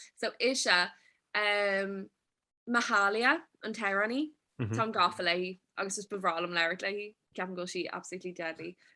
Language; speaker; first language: Irish; non-native, local second language; English